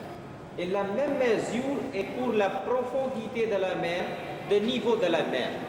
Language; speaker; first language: French; non-native, local second language; Hindi